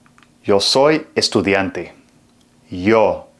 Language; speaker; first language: Spanish; non-native, fluent; English